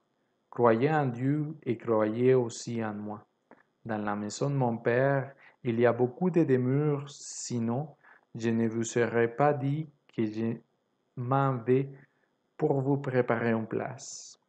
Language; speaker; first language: French; non-native, fluent; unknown